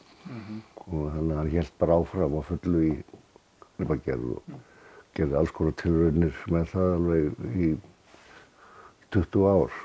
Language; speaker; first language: Icelandic; native; Icelandic